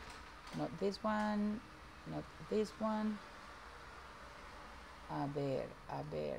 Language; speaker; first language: English; non-native, fluent; Spanish